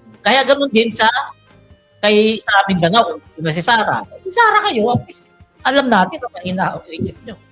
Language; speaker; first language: Filipino; non-native, local second language; Iloko